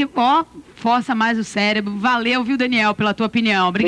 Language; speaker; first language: Portuguese; native; Portuguese